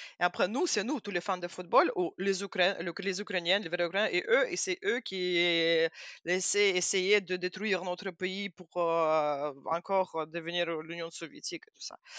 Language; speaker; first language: French; non-native, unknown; Russian